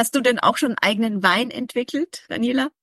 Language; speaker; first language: German; native; German